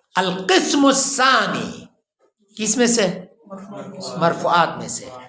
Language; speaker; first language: Urdu; non-native, local second language; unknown